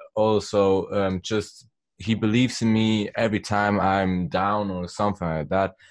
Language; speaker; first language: English; non-native, learner; Swiss German